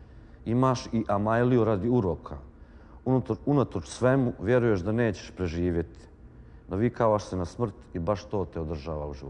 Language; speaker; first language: Croatian; native; Croatian